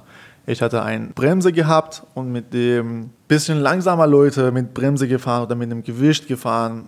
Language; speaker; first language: German; non-native, fluent; Persian